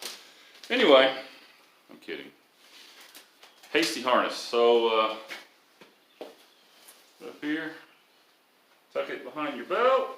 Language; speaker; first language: English; native; English